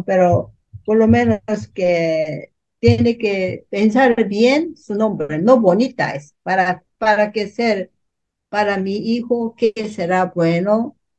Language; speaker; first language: Spanish; non-native, learner; Korean